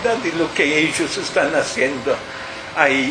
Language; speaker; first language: Spanish; non-native, fluent; English